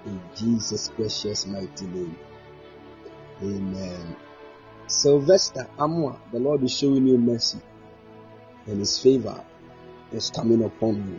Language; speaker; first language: English; non-native, local second language; Akan